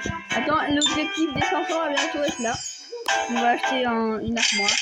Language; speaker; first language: French; native; French